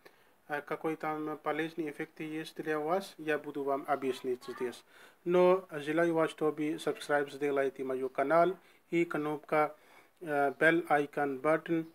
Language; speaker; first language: Russian; non-native, learner; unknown